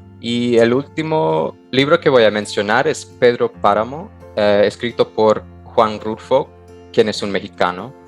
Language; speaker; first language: Spanish; non-native, fluent; English